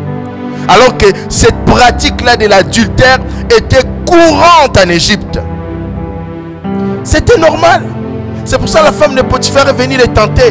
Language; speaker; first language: French; non-native, local second language; Lingala